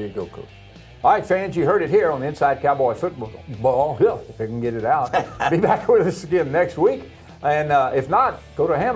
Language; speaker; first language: English; native; English